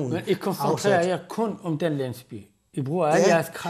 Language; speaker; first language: Danish; non-native, fluent; Arabic